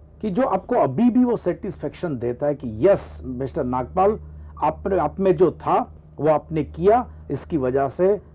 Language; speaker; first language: Hindi; non-native, local second language; Gujarati